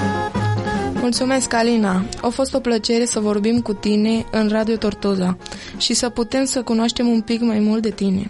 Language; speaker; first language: Romanian; early bilingual, heritage; Romanian